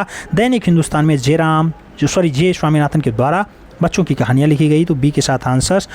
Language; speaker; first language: Hindi; native; Hindi